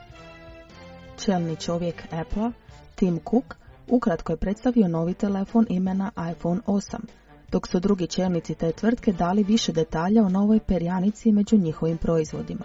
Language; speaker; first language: Croatian; native; Croatian